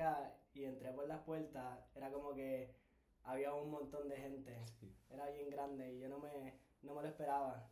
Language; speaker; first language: Spanish; native; Spanish